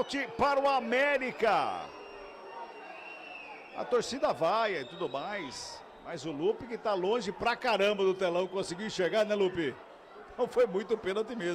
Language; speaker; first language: Portuguese; native; Portuguese